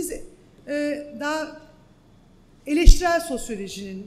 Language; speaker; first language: Turkish; native; Turkish